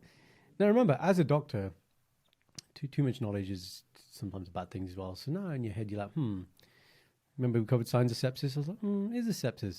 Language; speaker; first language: English; early bilingual, other home language; Punjabi